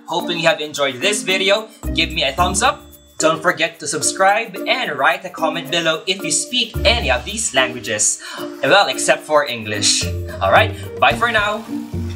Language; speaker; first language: English; non-native, local second language; Waray